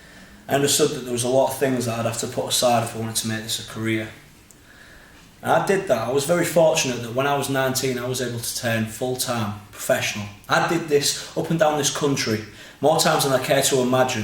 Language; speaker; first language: English; native; English